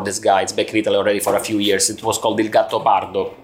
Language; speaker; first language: English; non-native, learner; Italian